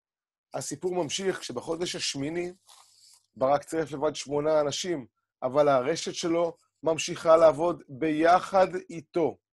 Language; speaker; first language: Hebrew; native; Hebrew